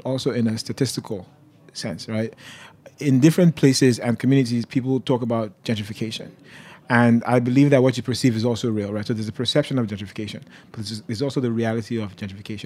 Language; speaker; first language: English; non-native, local second language; Yoruba